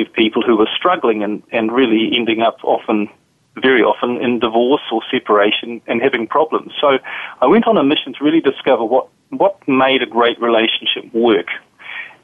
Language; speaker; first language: English; native; English